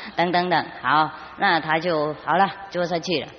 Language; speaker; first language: Chinese; non-native, fluent; Vietnamese